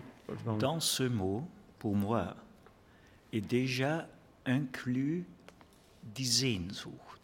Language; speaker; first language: French; non-native, fluent; German